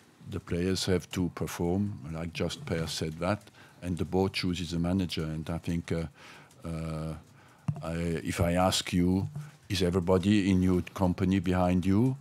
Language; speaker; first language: English; non-native, fluent; French